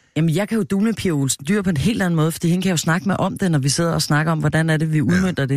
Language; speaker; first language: Danish; native; Danish